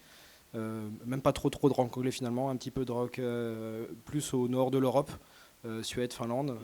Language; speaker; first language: French; native; French